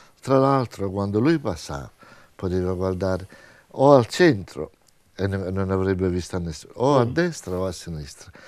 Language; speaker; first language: Italian; native; Italian